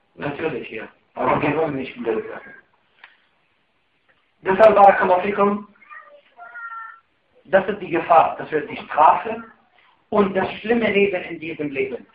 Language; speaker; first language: German; non-native, fluent; Arabic